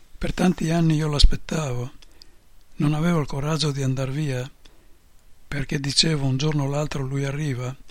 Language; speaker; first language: Italian; native; Italian